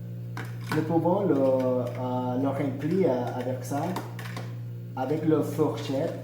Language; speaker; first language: French; non-native, learner; Spanish